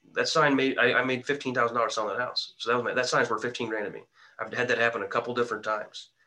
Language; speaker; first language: English; native; English